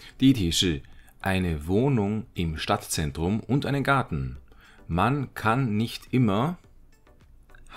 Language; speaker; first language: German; non-native, fluent; Chinese